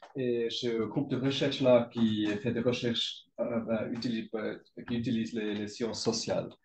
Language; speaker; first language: French; non-native, local second language; German